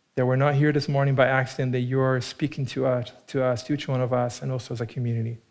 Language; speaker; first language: English; non-native, fluent; Portuguese